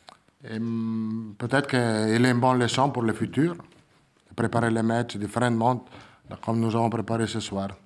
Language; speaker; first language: French; non-native, learner; Italian